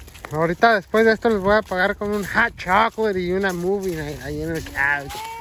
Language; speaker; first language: Spanish; early bilingual, heritage; Spanish